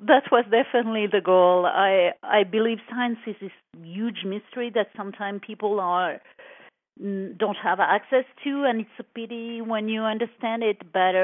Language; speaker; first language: English; non-native, fluent; French